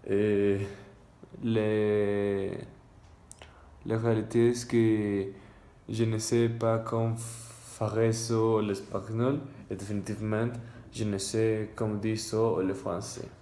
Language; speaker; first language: French; non-native, learner; Spanish